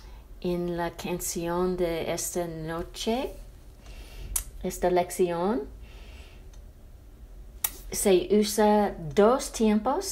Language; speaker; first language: Spanish; non-native, fluent; English